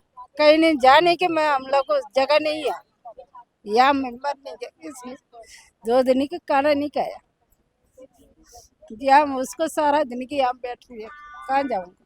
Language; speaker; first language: Hindi; non-native, local second language; Tamil